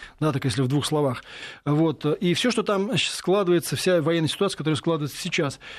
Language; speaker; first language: Russian; native; Russian